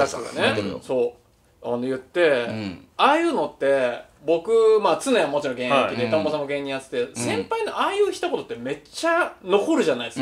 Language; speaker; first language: Japanese; native; Japanese